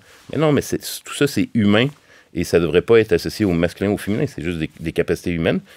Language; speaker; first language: French; native; French